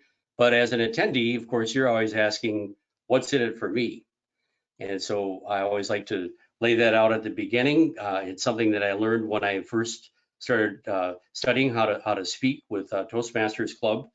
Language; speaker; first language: English; native; English